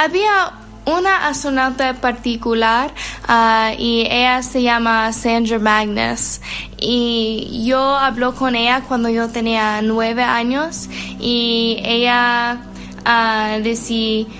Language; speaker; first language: Spanish; non-native, learner; English